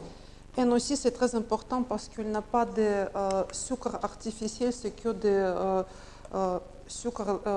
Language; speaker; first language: French; non-native, learner; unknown